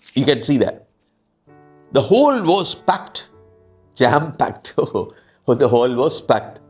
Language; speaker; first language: English; non-native, local second language; Sinhala